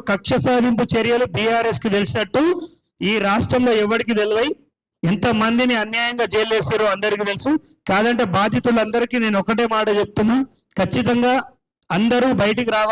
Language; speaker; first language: Telugu; native; Telugu